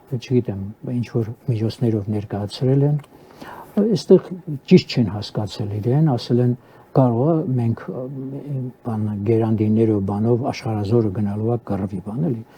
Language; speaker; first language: Armenian; native; Armenian